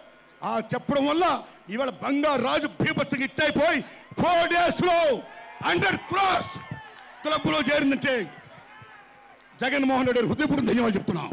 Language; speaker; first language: Telugu; native; Telugu